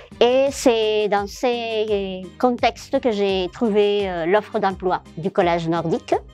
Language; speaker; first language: French; non-native, fluent; Spanish